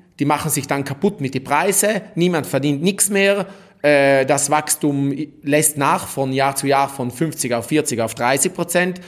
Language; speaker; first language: German; native; German